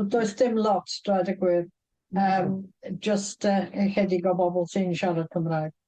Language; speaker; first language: Welsh; non-native, fluent; English